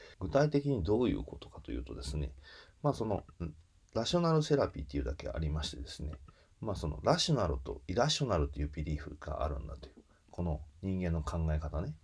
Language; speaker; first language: Japanese; native; Japanese